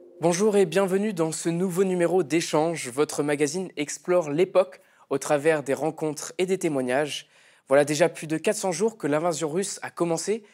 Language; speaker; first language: French; native; French